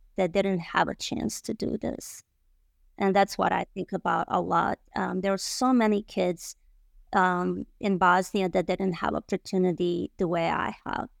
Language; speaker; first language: English; non-native, fluent; Bosnian